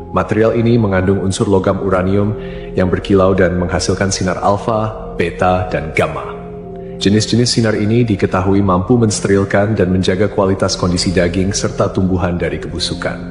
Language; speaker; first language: Indonesian; native; Indonesian